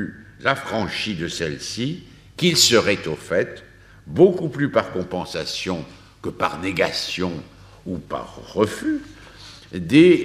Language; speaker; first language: French; native; French